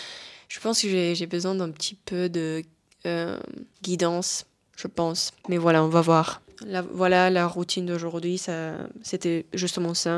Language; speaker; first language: French; non-native, fluent; Spanish